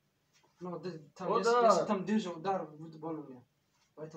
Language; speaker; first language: Russian; non-native, learner; Turkish